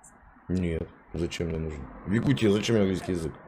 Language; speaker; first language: Russian; native; Russian